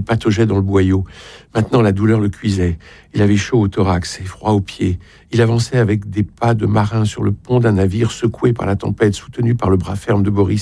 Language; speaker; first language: French; native; French